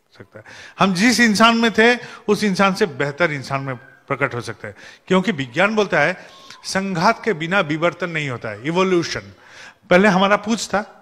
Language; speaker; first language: Hindi; non-native, local second language; Bangla